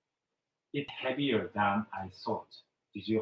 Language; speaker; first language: English; non-native, fluent; Japanese